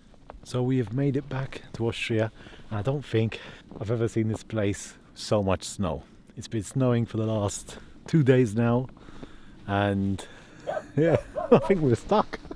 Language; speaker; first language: English; native; English